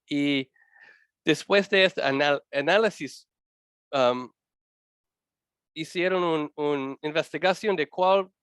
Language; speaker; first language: Spanish; non-native, learner; English